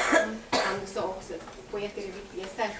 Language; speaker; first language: Swedish; non-native, fluent; Hungarian